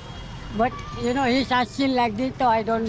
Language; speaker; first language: English; non-native, learner; Hindi